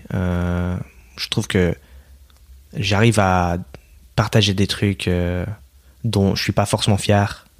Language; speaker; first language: French; non-native, fluent; English